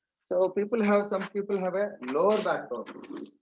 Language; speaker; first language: English; non-native, local second language; Telugu